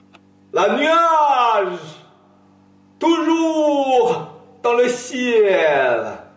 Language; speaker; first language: French; non-native, learner; Chinese